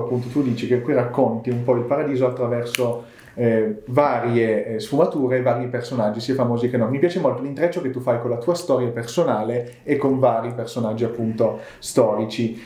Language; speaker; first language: Italian; native; Italian